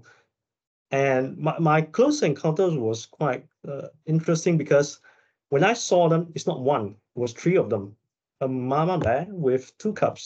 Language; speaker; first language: English; non-native, local second language; Chinese